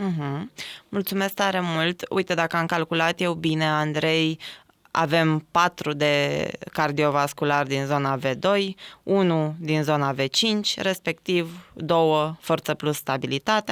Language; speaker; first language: Romanian; native; Romanian